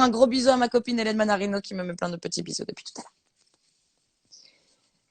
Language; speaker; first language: French; native; French